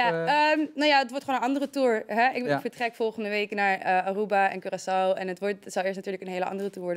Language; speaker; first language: Dutch; native; Dutch